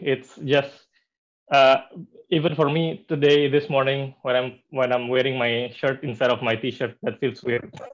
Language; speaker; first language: English; non-native, fluent; Indonesian